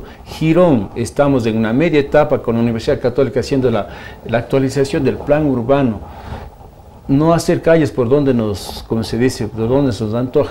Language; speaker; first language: Spanish; native; Spanish